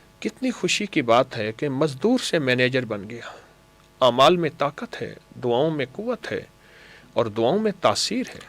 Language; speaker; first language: Urdu; native; Urdu